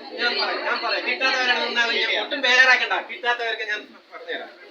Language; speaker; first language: Malayalam; native; Malayalam